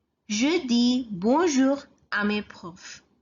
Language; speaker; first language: French; non-native, fluent; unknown